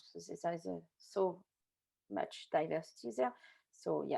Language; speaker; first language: English; non-native, fluent; French